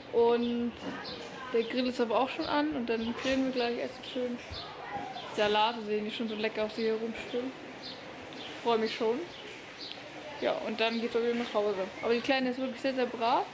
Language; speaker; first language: German; native; German